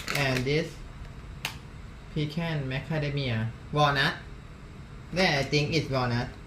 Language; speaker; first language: English; non-native, learner; Thai